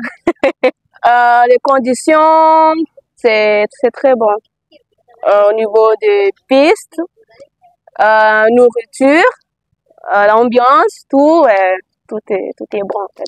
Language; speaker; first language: French; non-native, local second language; Malagasy